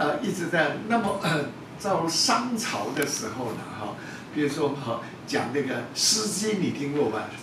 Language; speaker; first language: Chinese; non-native, local second language; Hakka Chinese